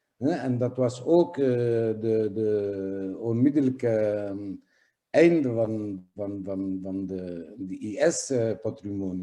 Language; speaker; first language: Dutch; non-native, fluent; Kurdish